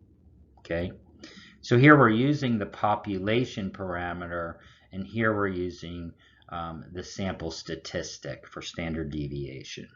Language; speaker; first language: English; native; English